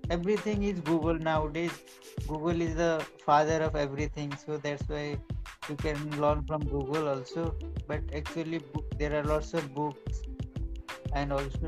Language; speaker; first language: English; non-native, local second language; Marathi